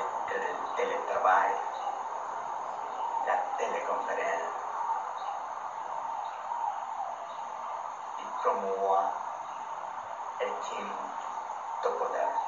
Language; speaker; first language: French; non-native, learner; Spanish